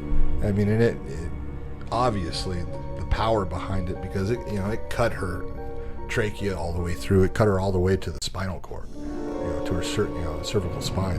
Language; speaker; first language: English; native; English